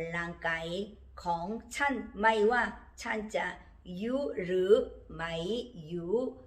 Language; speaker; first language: Thai; non-native, learner; Korean